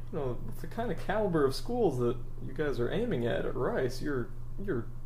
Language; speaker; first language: English; native; English